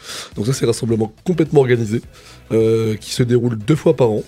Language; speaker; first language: French; native; French